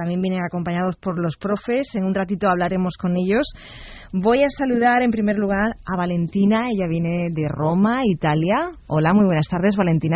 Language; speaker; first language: Spanish; native; Spanish